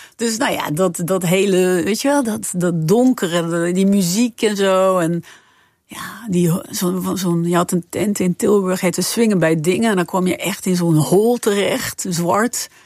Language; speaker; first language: Dutch; non-native, fluent; French